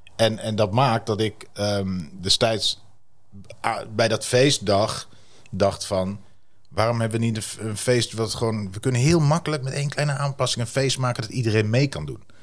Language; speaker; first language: Dutch; native; Dutch